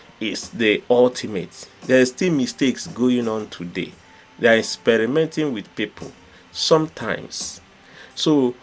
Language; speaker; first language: Nigerian Pidgin; non-native, local second language; Igbo